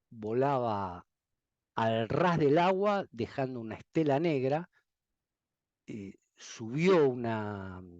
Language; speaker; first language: Spanish; native; Spanish